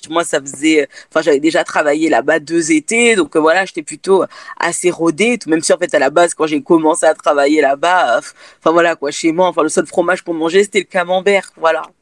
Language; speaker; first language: French; native; French